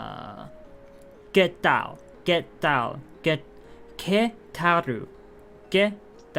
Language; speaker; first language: Spanish; non-native, learner; English